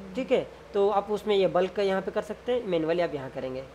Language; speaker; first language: Hindi; native; Hindi